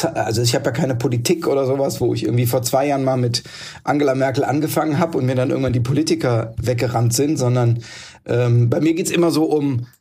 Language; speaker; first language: German; native; German